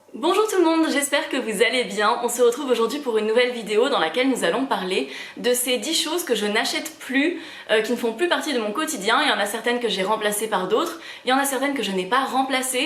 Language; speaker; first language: French; native; French